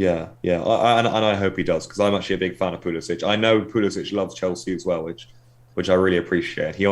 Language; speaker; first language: English; native; English